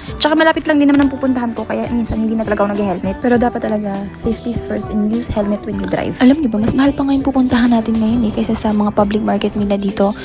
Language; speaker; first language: Filipino; native; Filipino